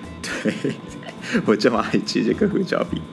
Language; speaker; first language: Chinese; non-native, fluent; Japanese